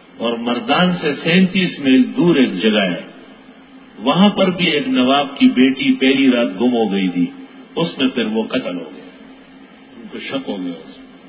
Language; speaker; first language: Urdu; non-native, local second language; Pashto